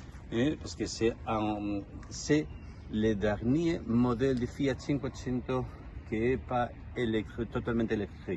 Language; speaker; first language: French; non-native, learner; Spanish